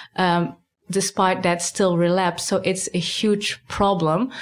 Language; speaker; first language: English; non-native, fluent; Dutch